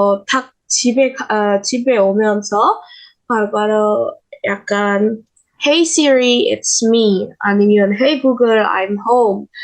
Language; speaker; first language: Korean; non-native, learner; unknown